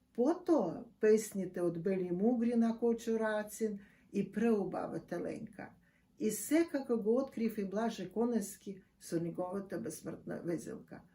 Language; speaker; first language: Macedonian; non-native, fluent; Russian